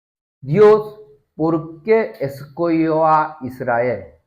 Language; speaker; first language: Spanish; non-native, learner; Korean